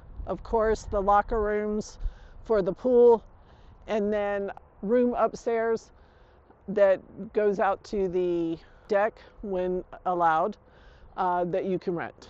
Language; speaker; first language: English; native; English